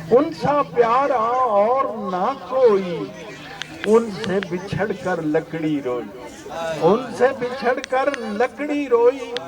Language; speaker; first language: Urdu; non-native, local second language; Punjabi